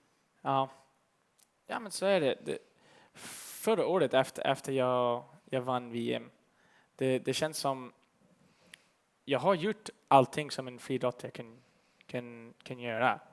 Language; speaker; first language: Swedish; early bilingual, heritage; English